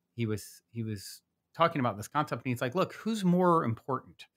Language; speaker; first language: English; native; English